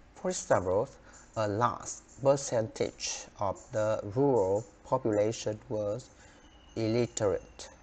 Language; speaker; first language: English; non-native, learner; Vietnamese